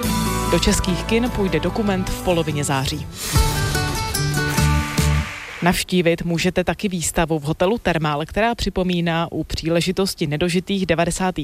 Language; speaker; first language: Czech; native; Czech